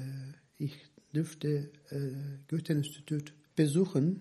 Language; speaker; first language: German; non-native, fluent; Turkish